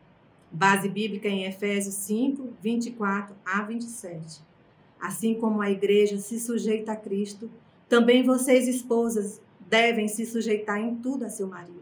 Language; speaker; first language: Portuguese; native; Portuguese